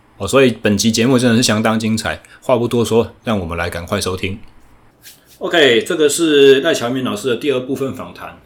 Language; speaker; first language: Chinese; native; Chinese